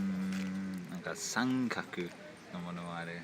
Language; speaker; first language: Japanese; non-native, fluent; English